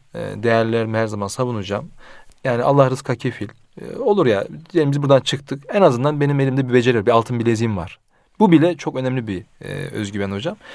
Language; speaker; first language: Turkish; early bilingual, heritage; Turkish